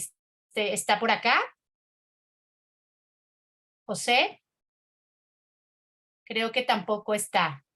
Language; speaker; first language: Spanish; native; Spanish